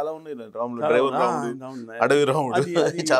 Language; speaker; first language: Telugu; native; Telugu